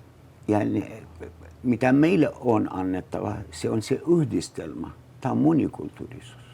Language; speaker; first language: Finnish; non-native, learner; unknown